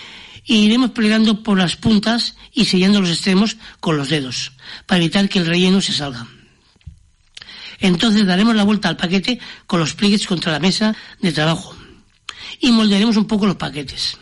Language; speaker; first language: Spanish; native; Spanish